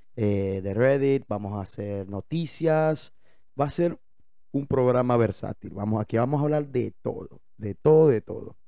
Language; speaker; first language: Spanish; native; Spanish